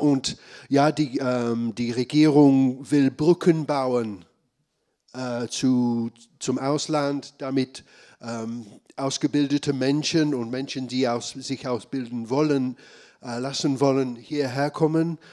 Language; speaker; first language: German; non-native, fluent; English